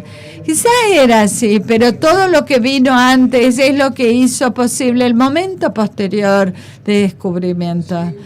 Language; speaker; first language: Spanish; non-native, fluent; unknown